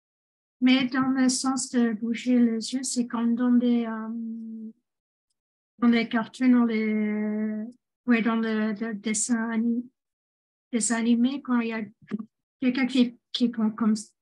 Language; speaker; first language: French; non-native, fluent; English